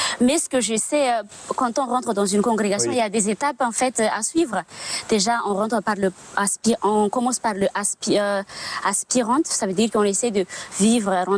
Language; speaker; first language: French; non-native, local second language; Malagasy